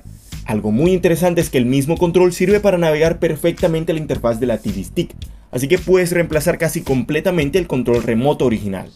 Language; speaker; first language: Spanish; native; Spanish